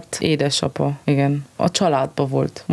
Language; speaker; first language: Hungarian; early bilingual, heritage; Hungarian